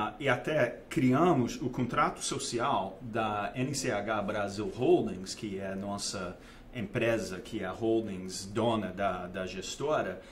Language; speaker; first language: Portuguese; non-native, fluent; English